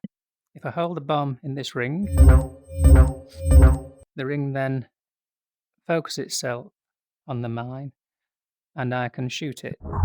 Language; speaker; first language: English; native; English